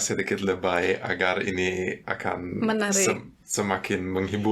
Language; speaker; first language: Indonesian; non-native, fluent; German